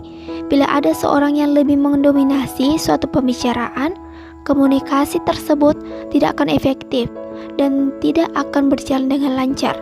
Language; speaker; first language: Indonesian; native; Indonesian